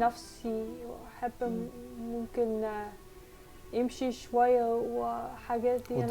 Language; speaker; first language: Arabic; non-native, learner; Dutch